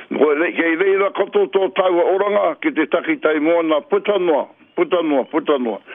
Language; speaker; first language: Māori; native; Māori